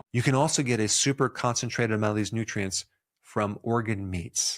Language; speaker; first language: English; native; English